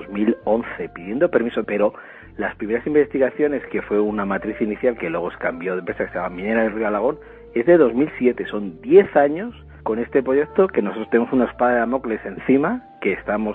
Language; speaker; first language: Spanish; native; Spanish